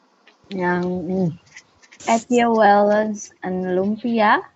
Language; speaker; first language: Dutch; non-native, learner; Indonesian